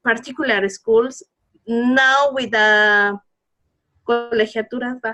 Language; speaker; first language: English; non-native, learner; Spanish